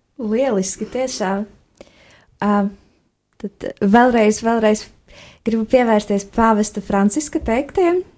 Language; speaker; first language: Latvian; native; Latvian